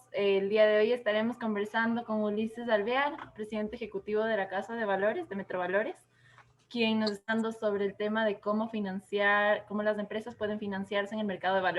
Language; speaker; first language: Spanish; native; Spanish